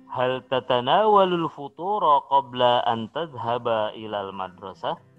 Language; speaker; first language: Arabic; non-native, fluent; Indonesian